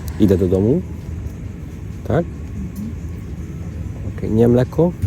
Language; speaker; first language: Polish; non-native, learner; Hungarian